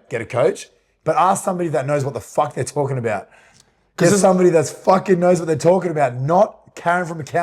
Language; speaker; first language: English; native; English